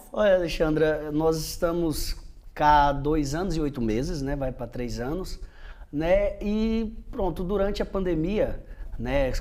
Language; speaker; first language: Portuguese; native; Portuguese